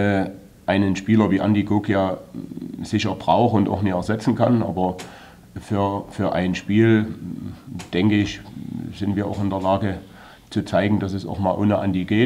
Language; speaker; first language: German; native; German